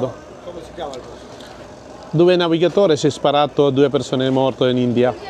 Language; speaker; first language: Italian; non-native, learner; Malayalam